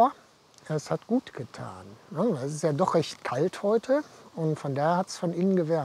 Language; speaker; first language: German; native; German